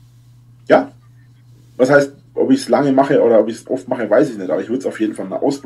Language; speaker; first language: German; native; German